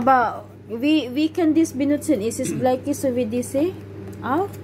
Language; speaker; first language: German; non-native, learner; Filipino